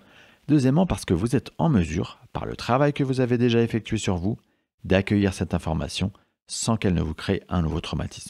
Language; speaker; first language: French; native; French